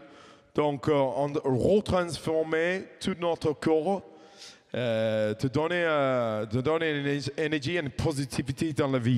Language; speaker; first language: French; non-native, fluent; English